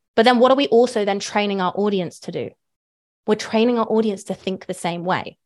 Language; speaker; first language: English; native; English